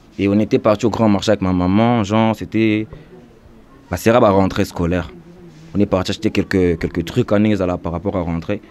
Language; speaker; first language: French; non-native, local second language; Lingala